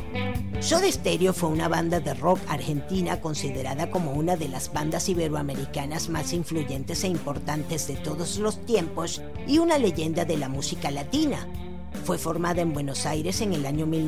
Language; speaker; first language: Spanish; native; Spanish